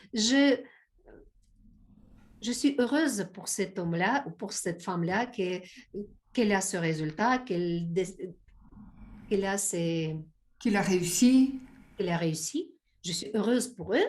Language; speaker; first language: French; non-native, learner; Russian